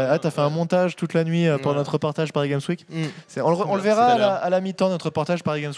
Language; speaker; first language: French; native; French